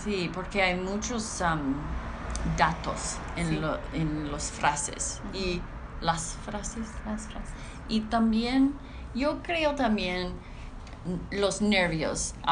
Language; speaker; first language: Spanish; non-native, learner; English